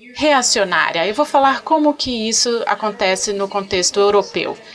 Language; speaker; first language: Portuguese; non-native, fluent; French